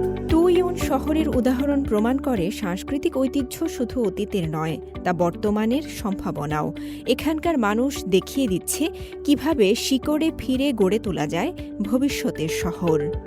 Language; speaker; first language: Bangla; native; Bangla